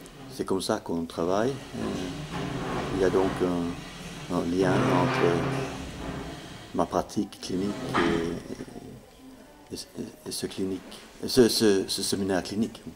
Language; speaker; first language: French; non-native, fluent; Swedish